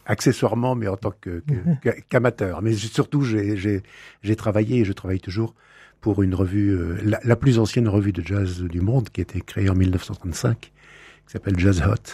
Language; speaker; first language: French; native; French